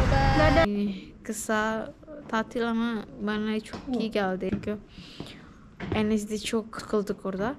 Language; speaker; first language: Turkish; non-native, learner; Indonesian